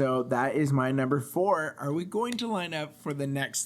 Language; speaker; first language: English; native; English